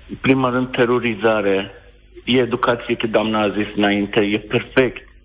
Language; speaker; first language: Romanian; non-native, fluent; Persian